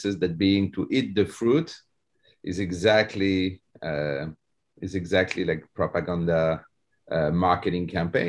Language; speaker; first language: English; non-native, fluent; French